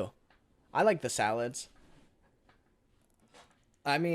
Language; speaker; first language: English; native; English